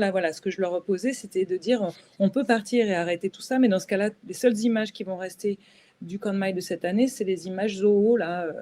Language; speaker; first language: French; native; French